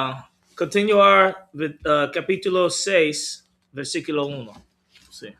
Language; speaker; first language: Spanish; non-native, learner; English